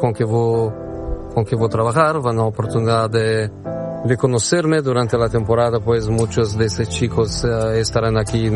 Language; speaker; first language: Spanish; non-native, fluent; Portuguese